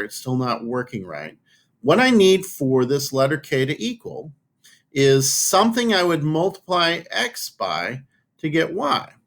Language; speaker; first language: English; native; English